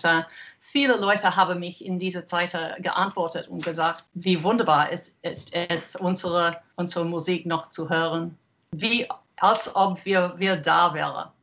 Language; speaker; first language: German; non-native, learner; English